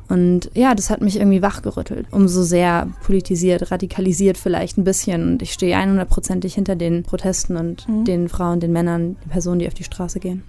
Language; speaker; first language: German; native; German